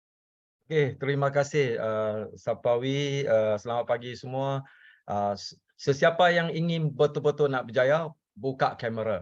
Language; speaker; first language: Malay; non-native, local second language; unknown